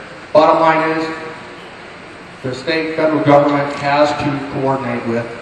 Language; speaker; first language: English; native; English